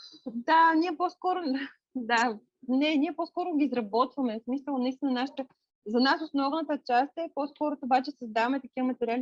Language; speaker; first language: Bulgarian; native; Bulgarian